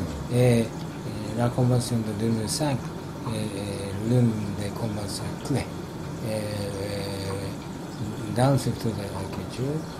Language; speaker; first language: French; non-native, fluent; Japanese